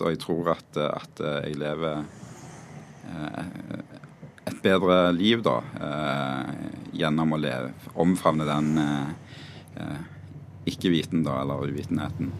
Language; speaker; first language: Norwegian; native; Norwegian